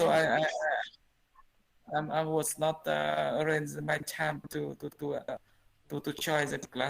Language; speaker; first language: English; non-native, learner; Vietnamese